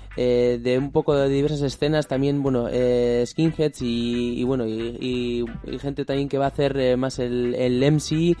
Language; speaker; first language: Spanish; native; Spanish